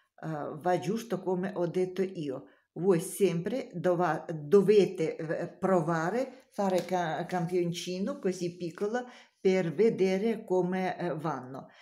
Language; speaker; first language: Italian; non-native, learner; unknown